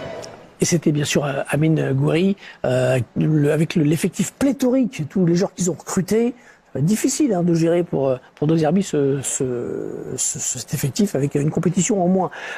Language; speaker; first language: French; native; French